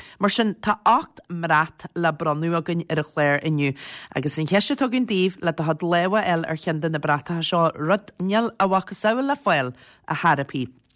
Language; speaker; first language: Irish; native; Irish